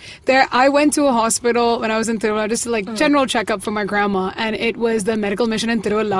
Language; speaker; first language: English; non-native, local second language; Malayalam